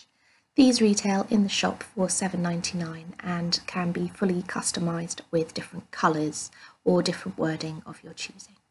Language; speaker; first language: English; native; English